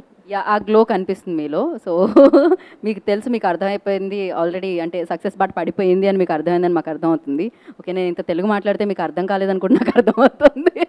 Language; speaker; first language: Telugu; native; Telugu